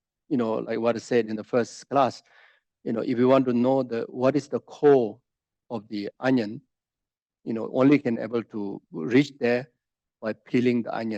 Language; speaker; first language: English; non-native, fluent; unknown